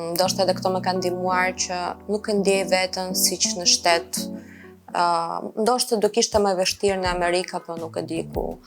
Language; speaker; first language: Albanian; non-native, fluent; Ukrainian